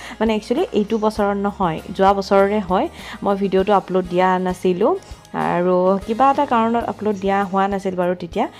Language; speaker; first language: Assamese; non-native, local second language; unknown